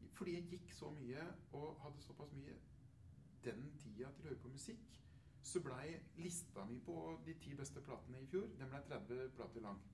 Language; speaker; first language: Norwegian; native; Norwegian